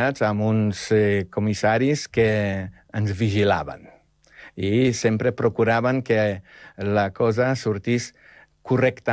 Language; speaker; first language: Catalan; non-native, fluent; Polish